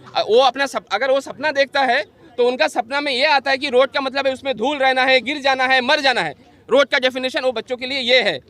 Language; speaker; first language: Hindi; non-native, local second language; Bangla